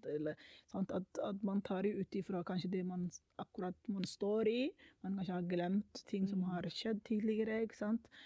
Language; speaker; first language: Norwegian; non-native, fluent; Somali